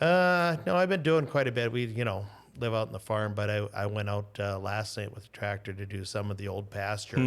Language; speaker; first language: English; native; English